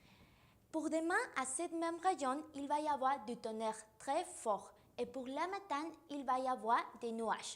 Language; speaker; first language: French; non-native, learner; Spanish